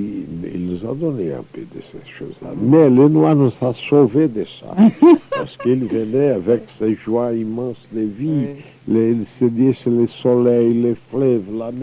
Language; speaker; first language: French; non-native, fluent; Portuguese